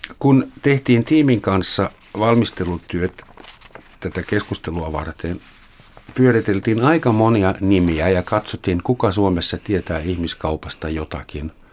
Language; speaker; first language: Finnish; native; Finnish